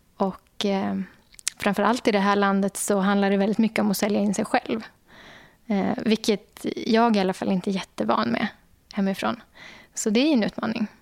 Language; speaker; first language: Swedish; native; Swedish